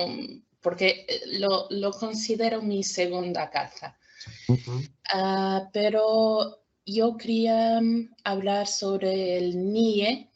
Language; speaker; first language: Spanish; non-native, fluent; Portuguese